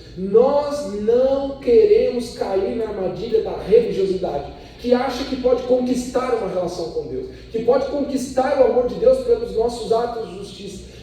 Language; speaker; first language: Portuguese; early bilingual, other home language; Spanish